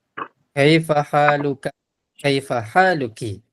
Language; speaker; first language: Arabic; non-native, fluent; Malay